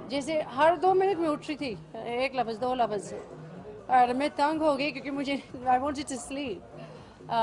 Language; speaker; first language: Hindi; early bilingual, heritage; English